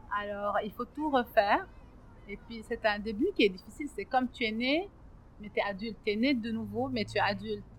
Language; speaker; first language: French; non-native, local second language; Arabic